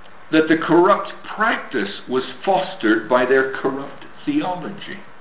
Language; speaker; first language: English; native; English